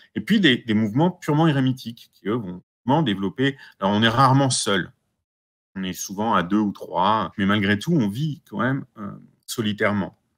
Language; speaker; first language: French; native; French